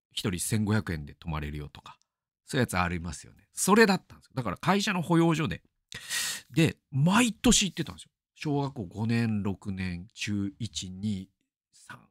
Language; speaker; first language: Japanese; native; Japanese